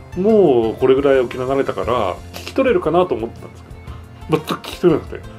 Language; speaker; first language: Japanese; native; Japanese